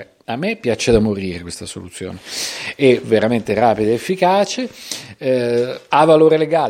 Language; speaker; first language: Italian; native; Italian